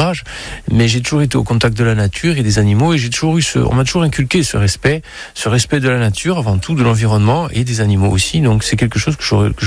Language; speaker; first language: French; native; French